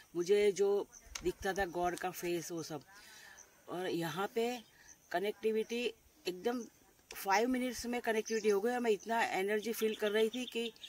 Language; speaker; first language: Hindi; non-native, local second language; Gujarati